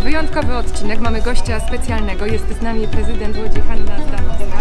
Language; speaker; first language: Polish; native; Polish